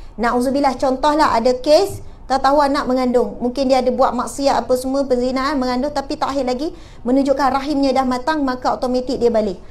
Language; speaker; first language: Malay; native; Malay